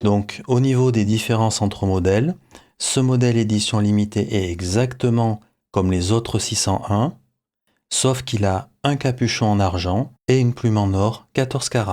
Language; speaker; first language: French; native; French